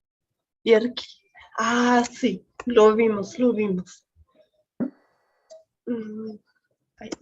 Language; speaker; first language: Spanish; non-native, fluent; German